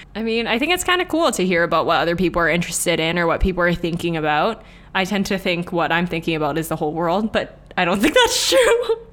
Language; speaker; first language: English; non-native, local second language; Cantonese